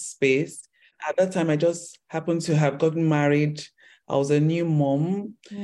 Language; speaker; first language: English; non-native, local second language; Yoruba